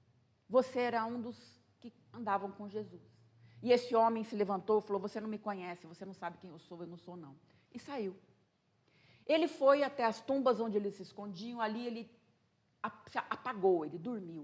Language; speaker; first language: Portuguese; native; Portuguese